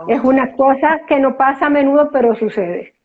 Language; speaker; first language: Spanish; native; Spanish